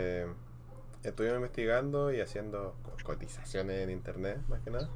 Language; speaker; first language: Spanish; native; Spanish